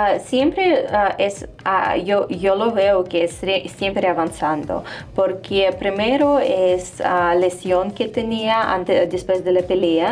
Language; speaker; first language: Spanish; non-native, fluent; Russian